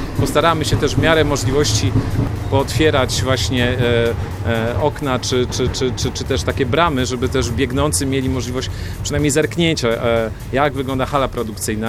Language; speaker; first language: Polish; native; Polish